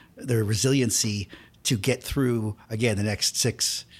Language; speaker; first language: English; native; English